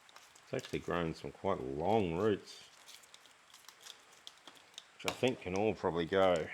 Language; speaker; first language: English; native; English